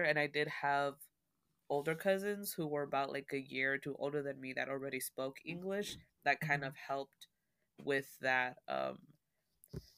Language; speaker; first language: English; early bilingual, other home language; Spanish